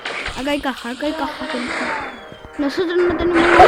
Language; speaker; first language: Spanish; native; Spanish